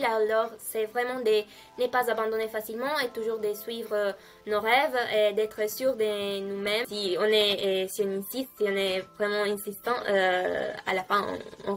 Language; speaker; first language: French; non-native, fluent; Italian